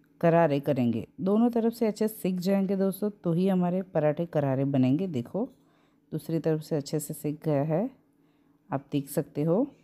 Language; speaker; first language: Hindi; non-native, local second language; Gujarati